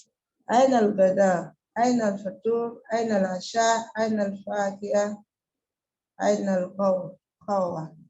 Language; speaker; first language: Arabic; non-native, learner; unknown